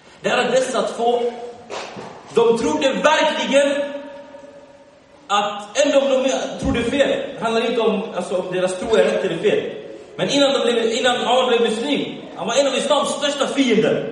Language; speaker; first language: Swedish; early bilingual, other home language; Arabic